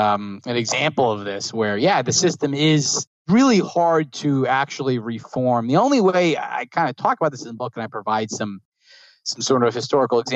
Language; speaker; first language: English; native; English